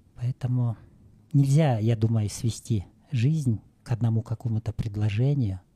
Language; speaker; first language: Russian; non-native, local second language; Kyrgyz